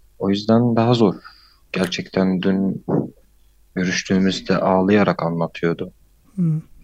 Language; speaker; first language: Turkish; non-native, fluent; Arabic